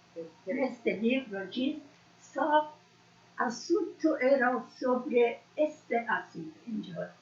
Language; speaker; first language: Portuguese; non-native, learner; Persian